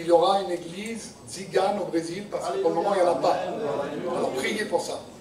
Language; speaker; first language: Portuguese; non-native, learner; French